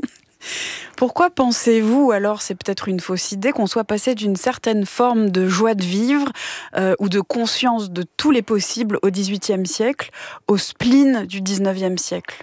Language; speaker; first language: French; native; French